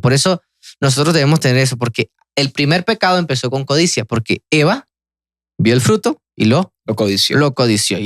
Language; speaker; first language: Spanish; native; Spanish